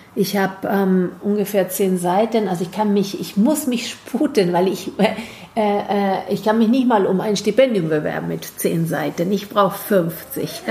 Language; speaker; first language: German; non-native, fluent; Spanish